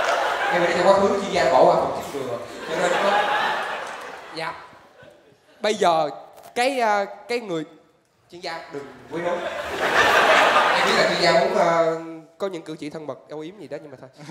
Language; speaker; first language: Vietnamese; native; Vietnamese